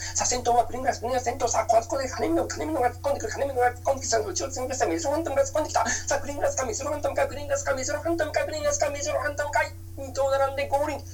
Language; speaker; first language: Japanese; native; Japanese